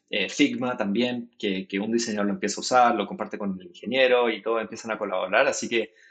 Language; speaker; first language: Spanish; native; Spanish